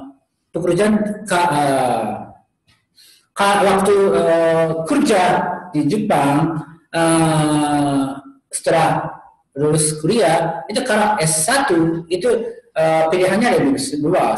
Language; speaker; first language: Indonesian; non-native, learner; Japanese